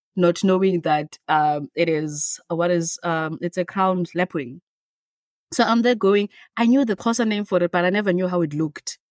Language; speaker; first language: English; non-native, local second language; Xhosa